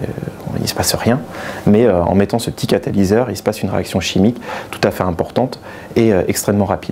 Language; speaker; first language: French; native; French